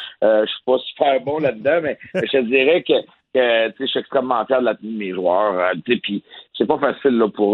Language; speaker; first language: French; native; French